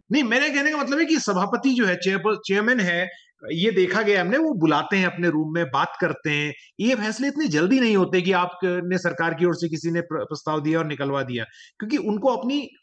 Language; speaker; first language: Hindi; native; Hindi